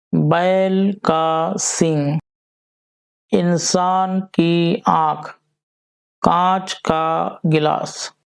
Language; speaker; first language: Urdu; native; Urdu